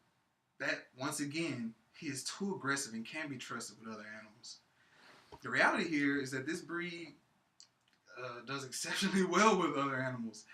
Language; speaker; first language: English; native; English